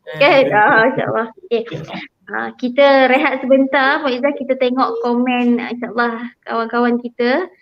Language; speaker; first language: Malay; native; Malay